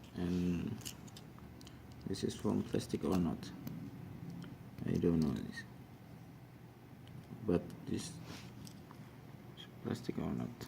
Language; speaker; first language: English; non-native, learner; Indonesian